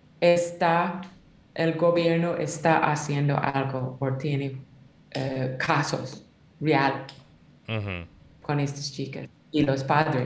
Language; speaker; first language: Spanish; non-native, learner; English